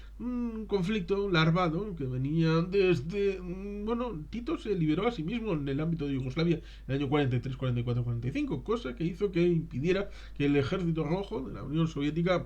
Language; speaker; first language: Spanish; native; Spanish